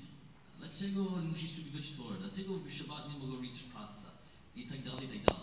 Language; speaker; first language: Polish; non-native, learner; English